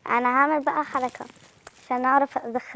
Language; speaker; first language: Arabic; native; Arabic